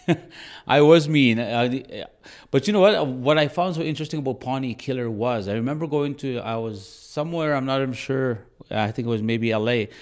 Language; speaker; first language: English; native; English